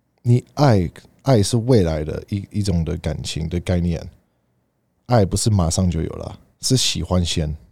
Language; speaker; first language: Chinese; early bilingual, heritage; Chinese